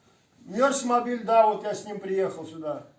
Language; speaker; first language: Russian; native; Russian